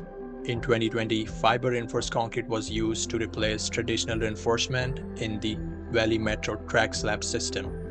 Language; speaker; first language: English; non-native, fluent; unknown